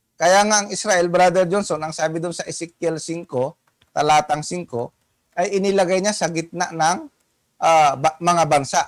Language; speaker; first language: Filipino; native; Filipino